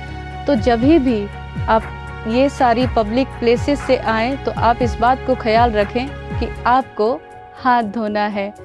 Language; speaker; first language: Hindi; native; Hindi